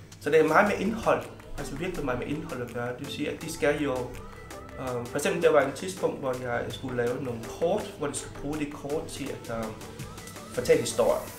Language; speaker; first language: Danish; early bilingual, other home language; Vietnamese